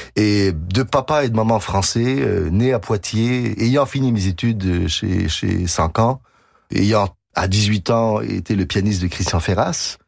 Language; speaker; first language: French; native; French